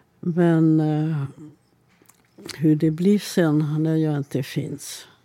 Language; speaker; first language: Swedish; non-native, fluent; Hungarian